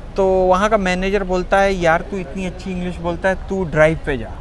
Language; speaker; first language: Hindi; native; Hindi